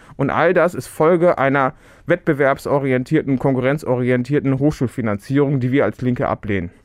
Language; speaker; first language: German; early bilingual, other home language; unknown